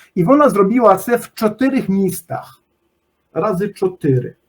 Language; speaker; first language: Polish; non-native, learner; Ukrainian